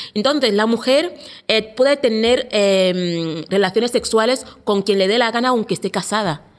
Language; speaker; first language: Spanish; non-native, local second language; Fang